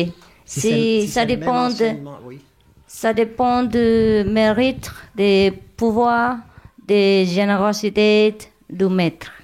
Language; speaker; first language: French; non-native, learner; Chinese